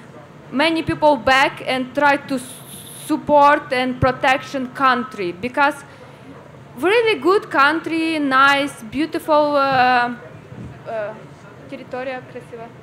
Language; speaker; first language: English; non-native, learner; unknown